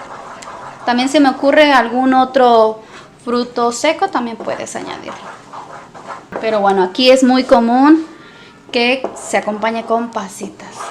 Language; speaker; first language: Spanish; native; Spanish